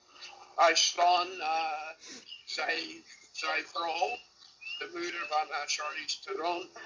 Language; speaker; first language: Dutch; non-native, learner; English